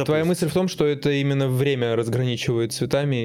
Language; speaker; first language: Russian; native; Russian